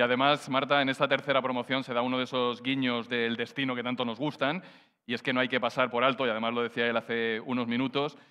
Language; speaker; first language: Spanish; native; Spanish